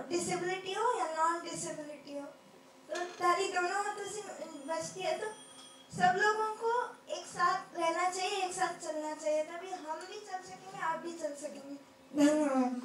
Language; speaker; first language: Hindi; non-native, local second language; Kannada